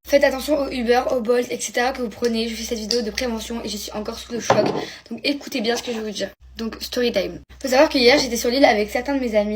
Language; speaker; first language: French; native; French